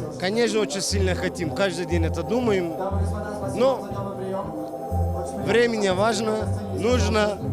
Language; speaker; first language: Russian; non-native, learner; Turkish